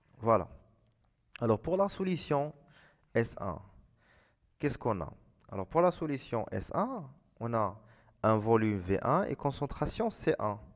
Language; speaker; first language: French; non-native, local second language; Arabic